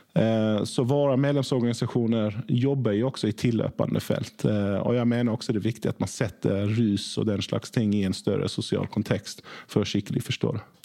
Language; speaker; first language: Norwegian; early bilingual, other home language; Swedish